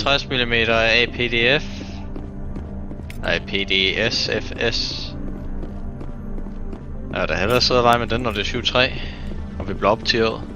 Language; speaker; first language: Danish; native; Danish